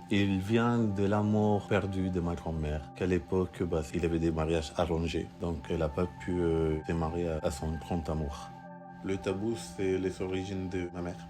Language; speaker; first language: French; non-native, fluent; Spanish